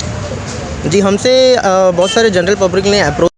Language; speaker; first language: Hindi; native; Hindi